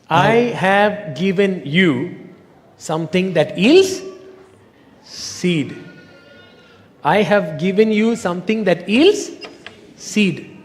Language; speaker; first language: English; non-native, local second language; Tamil